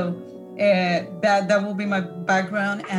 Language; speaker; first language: English; non-native, fluent; Spanish